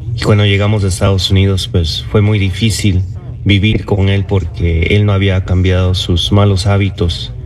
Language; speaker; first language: Spanish; early bilingual, other home language; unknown